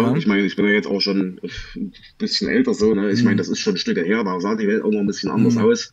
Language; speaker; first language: German; native; German